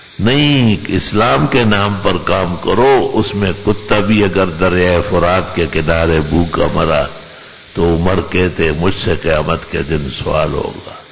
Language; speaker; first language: Urdu; non-native, local second language; Pashto